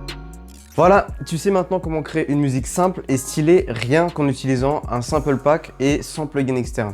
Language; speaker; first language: French; native; French